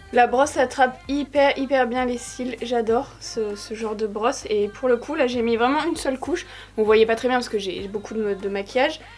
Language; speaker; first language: French; native; French